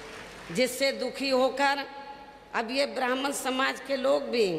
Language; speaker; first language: Hindi; native; Hindi